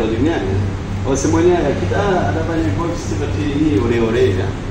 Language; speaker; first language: Indonesian; non-native, fluent; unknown